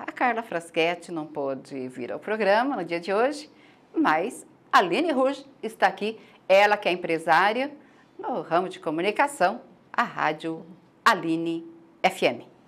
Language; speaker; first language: Portuguese; native; Portuguese